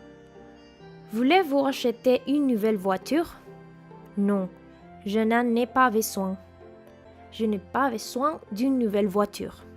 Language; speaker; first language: French; non-native, fluent; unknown